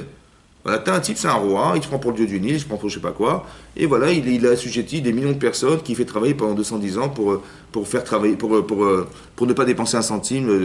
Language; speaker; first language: French; native; French